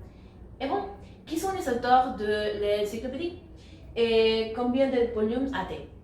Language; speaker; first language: French; non-native, learner; Spanish